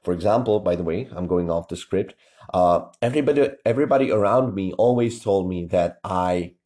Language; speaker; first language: English; non-native, fluent; Czech